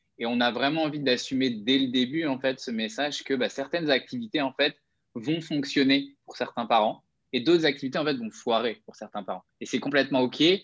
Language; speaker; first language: French; native; French